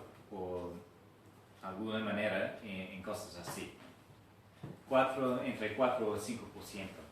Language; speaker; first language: Spanish; non-native, fluent; English